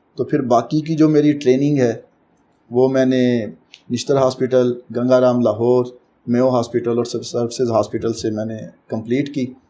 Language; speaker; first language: Urdu; non-native, local second language; Punjabi